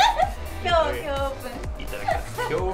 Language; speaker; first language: Japanese; non-native, fluent; English